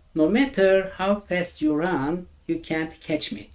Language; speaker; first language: English; non-native, fluent; Turkish